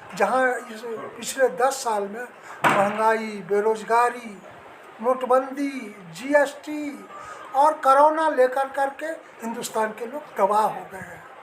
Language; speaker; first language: Hindi; native; Hindi